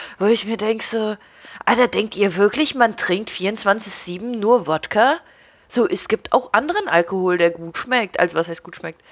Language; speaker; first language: German; early bilingual, other home language; Russian